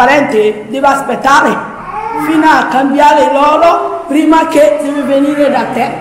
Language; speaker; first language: Italian; non-native, learner; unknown